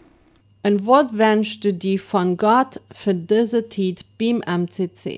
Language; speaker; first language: German; non-native, local second language; Plautdietsch